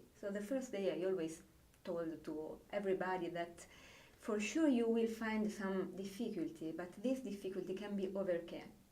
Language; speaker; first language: English; non-native, fluent; Italian